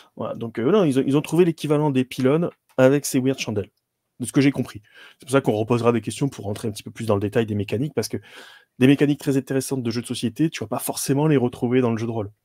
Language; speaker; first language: French; native; French